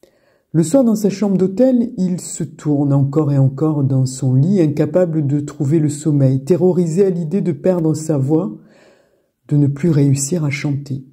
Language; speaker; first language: French; native; French